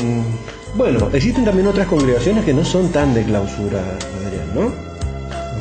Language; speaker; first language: Spanish; native; Spanish